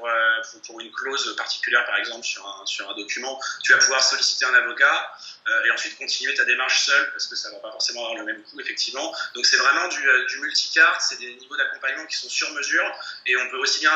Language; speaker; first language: French; native; French